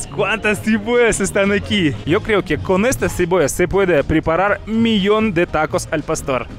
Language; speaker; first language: Spanish; non-native, fluent; Russian